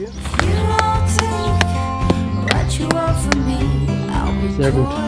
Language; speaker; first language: German; native; German